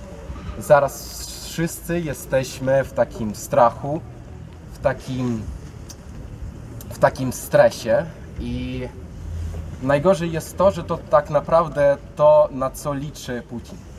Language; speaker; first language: Polish; non-native, fluent; Ukrainian